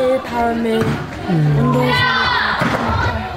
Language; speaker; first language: Korean; non-native, learner; Mongolian